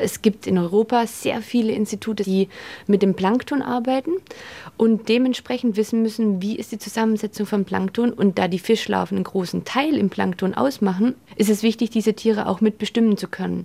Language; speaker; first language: German; native; German